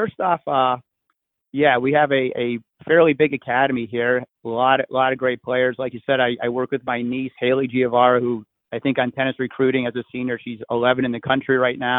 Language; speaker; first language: English; native; English